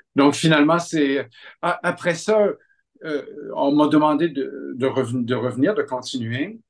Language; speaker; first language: French; native; French